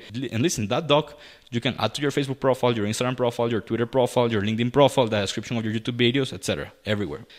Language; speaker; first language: English; non-native, fluent; Spanish